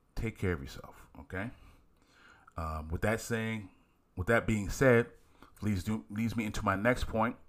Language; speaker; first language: English; native; English